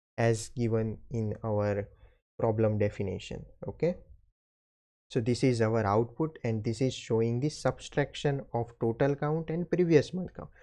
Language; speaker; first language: English; non-native, local second language; Gujarati